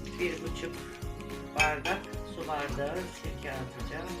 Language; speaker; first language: Turkish; native; Turkish